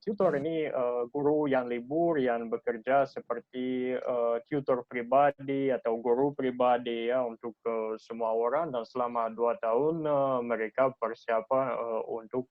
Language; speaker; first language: Indonesian; non-native, learner; Russian